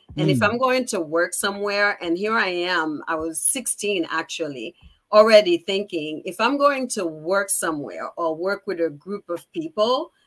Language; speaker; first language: English; early bilingual, other home language; Haitian Creole